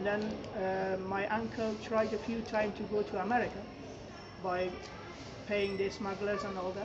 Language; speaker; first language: English; non-native, fluent; Persian